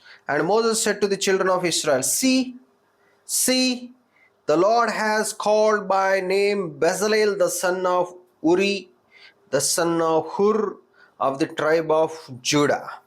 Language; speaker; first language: English; non-native, local second language; Telugu